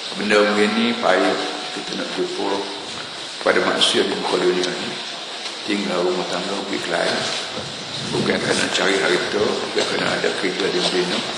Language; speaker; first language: Malay; native; Malay